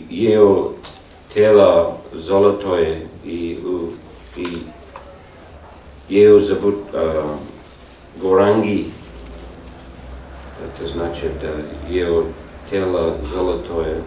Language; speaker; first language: Russian; non-native, learner; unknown